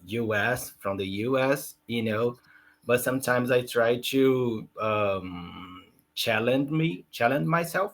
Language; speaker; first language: English; non-native, learner; Portuguese